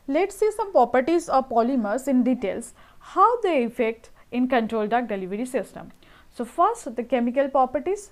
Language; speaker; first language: English; non-native, local second language; Bangla